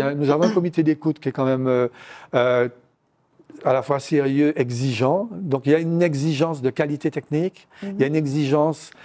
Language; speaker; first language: French; native; French